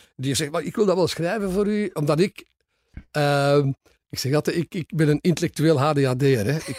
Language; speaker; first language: Dutch; native; Dutch